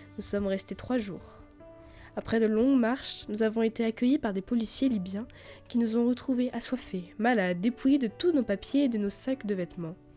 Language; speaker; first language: French; native; French